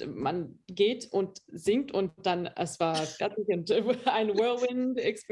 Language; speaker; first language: German; non-native, learner; English